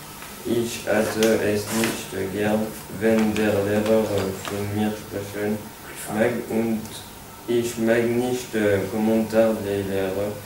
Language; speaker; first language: German; non-native, learner; French